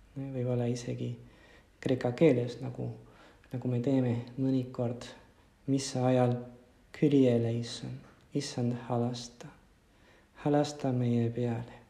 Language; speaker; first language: Estonian; non-native, fluent; Spanish